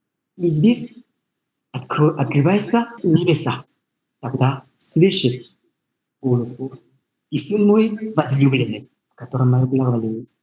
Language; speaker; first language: Russian; non-native, learner; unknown